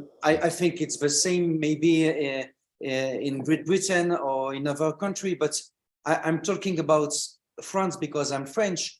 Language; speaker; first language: English; non-native, learner; French